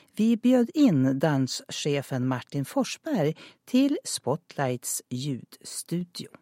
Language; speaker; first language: Swedish; native; Swedish